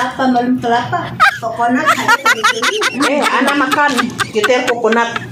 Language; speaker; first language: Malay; non-native, learner; Filipino